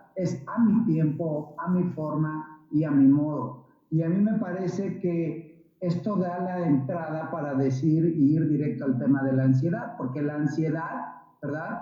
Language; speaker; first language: Spanish; native; Spanish